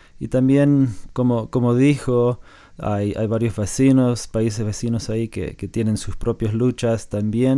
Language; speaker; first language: Spanish; non-native, fluent; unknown